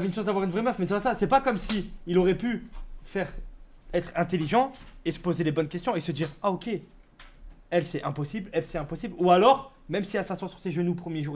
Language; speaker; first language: French; native; French